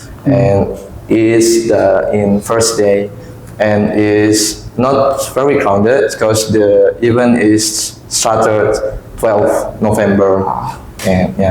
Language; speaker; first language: English; non-native, local second language; Indonesian